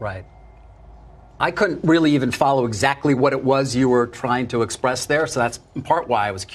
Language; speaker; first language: English; native; English